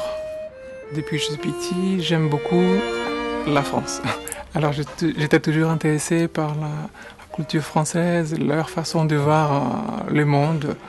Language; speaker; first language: French; non-native, fluent; Portuguese